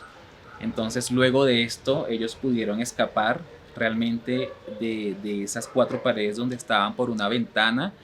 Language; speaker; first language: Spanish; native; Spanish